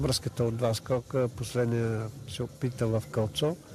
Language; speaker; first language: Bulgarian; native; Bulgarian